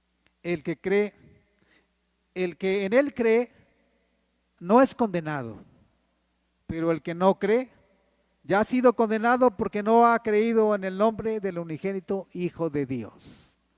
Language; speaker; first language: Spanish; native; Spanish